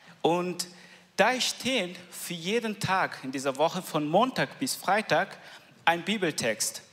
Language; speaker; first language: German; non-native, learner; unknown